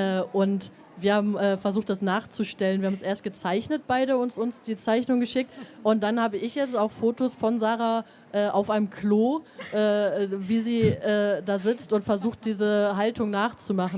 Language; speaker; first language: German; native; German